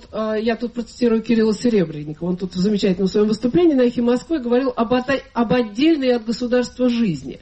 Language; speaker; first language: Russian; native; Russian